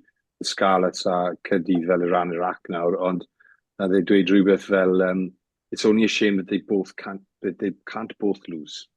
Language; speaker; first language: Welsh; native; Welsh